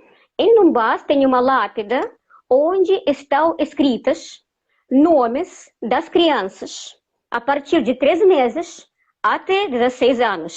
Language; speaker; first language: Portuguese; non-native, fluent; Russian